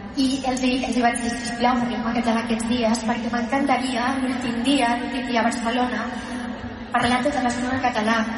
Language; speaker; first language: Catalan; non-native, local second language; Spanish